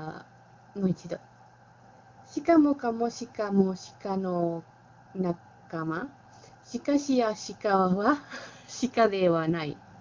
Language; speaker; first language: Japanese; non-native, learner; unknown